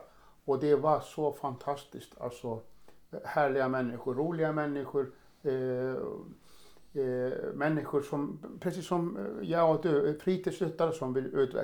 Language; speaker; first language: Swedish; non-native, fluent; Icelandic